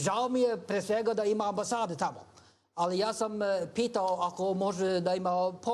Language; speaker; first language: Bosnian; non-native, fluent; Norwegian